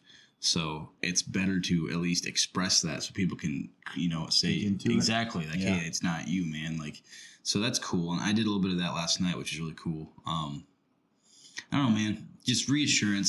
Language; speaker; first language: English; native; English